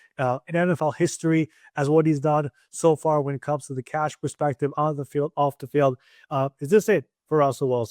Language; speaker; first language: English; native; English